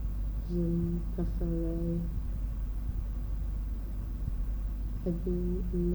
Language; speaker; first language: French; non-native, learner; English